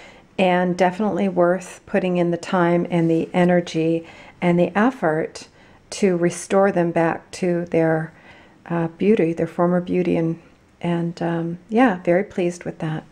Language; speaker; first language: English; native; English